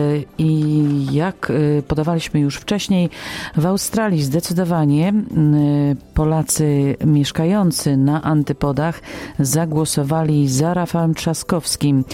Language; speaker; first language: Polish; native; Polish